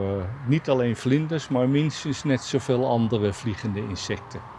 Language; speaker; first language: Dutch; native; Dutch